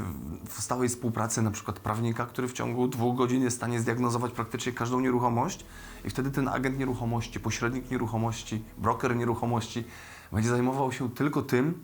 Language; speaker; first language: Polish; native; Polish